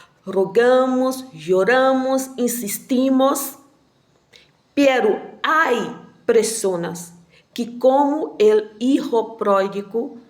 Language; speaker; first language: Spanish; non-native, learner; Portuguese